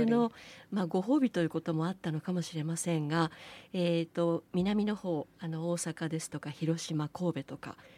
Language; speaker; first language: Japanese; native; Japanese